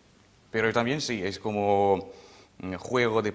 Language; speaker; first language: Spanish; non-native, fluent; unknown